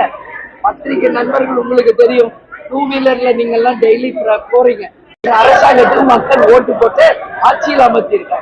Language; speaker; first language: Tamil; native; Tamil